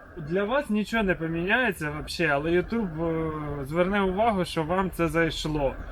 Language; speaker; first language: Ukrainian; native; Ukrainian